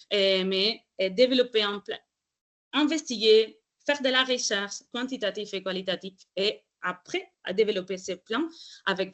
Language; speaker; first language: French; non-native, fluent; Spanish